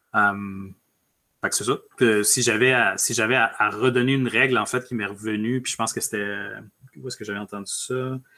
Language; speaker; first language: French; early bilingual, other home language; Spanish